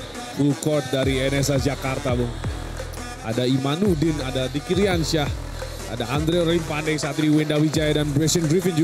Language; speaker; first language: Indonesian; native; Indonesian